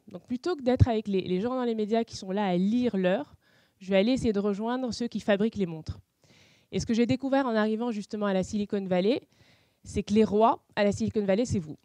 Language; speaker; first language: French; non-native, local second language; Arabic